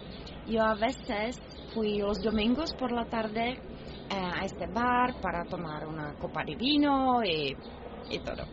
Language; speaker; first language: Spanish; non-native, fluent; Czech